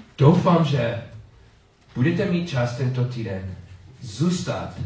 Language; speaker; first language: Czech; non-native, learner; English